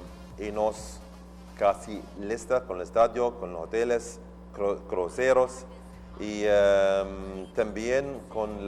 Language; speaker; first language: Spanish; non-native, learner; Arabic